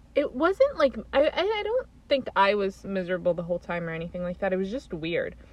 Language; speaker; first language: English; native; English